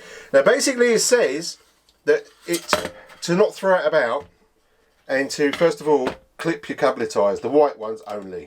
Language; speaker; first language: English; native; English